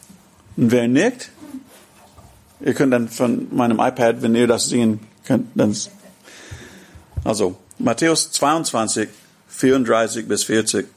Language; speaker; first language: German; non-native, fluent; English